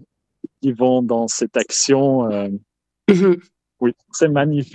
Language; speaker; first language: French; non-native, local second language; Dutch